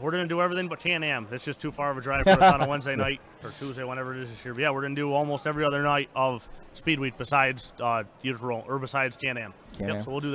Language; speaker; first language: English; native; English